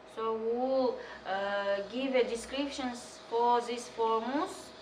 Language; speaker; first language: English; non-native, learner; Kazakh